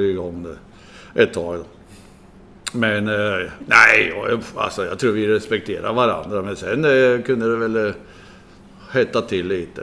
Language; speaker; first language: Swedish; native; Swedish